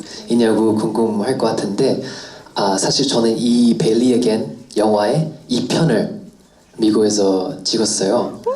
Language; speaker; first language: Korean; non-native, fluent; English